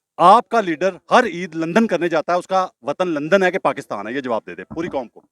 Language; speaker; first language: Urdu; native; Urdu